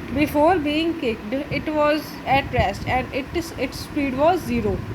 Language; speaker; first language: English; non-native, local second language; Punjabi